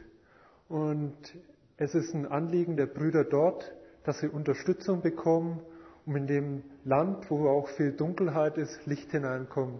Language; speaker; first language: German; native; German